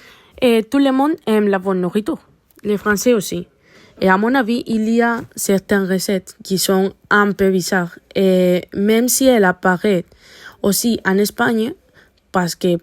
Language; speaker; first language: French; non-native, learner; Spanish